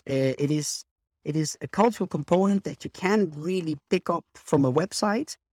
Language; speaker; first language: English; non-native, fluent; Dutch